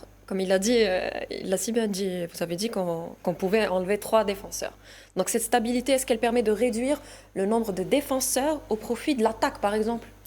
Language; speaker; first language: French; native; French